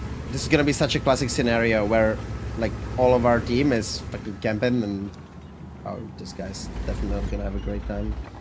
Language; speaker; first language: English; non-native, fluent; Czech